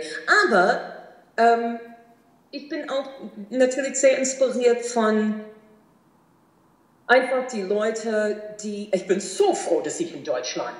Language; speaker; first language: German; non-native, fluent; English